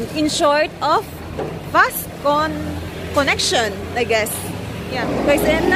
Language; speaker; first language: English; non-native, local second language; Filipino